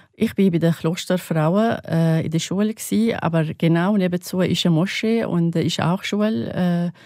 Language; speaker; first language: German; non-native, learner; Arabic